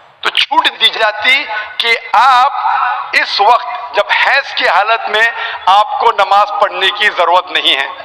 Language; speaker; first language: Urdu; non-native, local second language; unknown